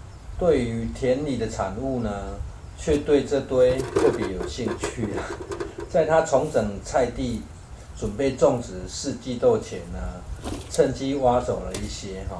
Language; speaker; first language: Chinese; native; Chinese